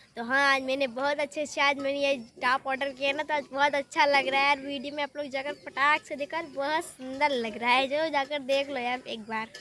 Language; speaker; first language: Hindi; native; Hindi